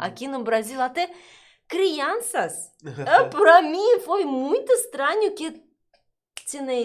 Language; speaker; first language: Portuguese; non-native, learner; Russian